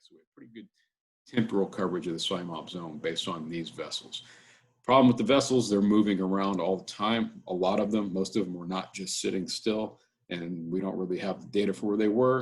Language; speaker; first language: English; native; English